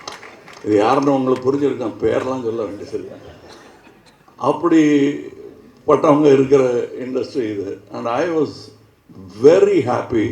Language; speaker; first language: Tamil; native; Tamil